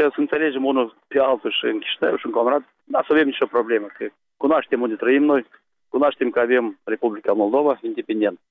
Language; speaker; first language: Romanian; non-native, local second language; Gagauz